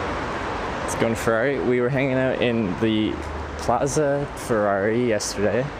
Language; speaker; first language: English; native; English